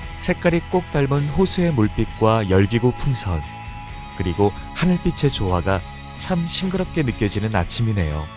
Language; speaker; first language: Korean; native; Korean